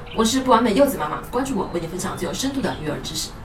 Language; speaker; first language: Chinese; native; Chinese